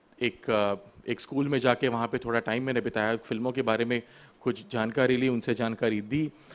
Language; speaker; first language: Hindi; non-native, local second language; Marathi